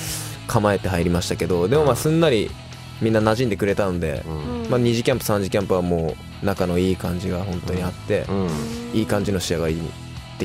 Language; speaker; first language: Japanese; native; Japanese